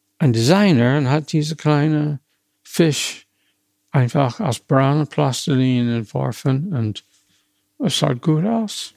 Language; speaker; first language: German; non-native, fluent; English